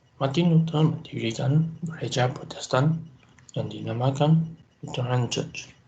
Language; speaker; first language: Malay; non-native, local second language; Chinese